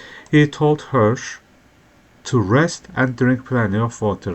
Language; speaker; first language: English; non-native, fluent; Turkish